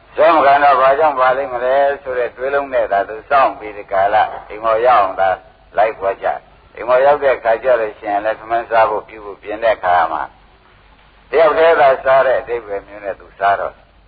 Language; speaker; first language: Burmese; native; Burmese